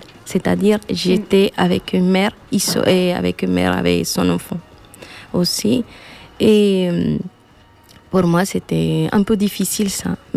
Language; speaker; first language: French; non-native, fluent; Spanish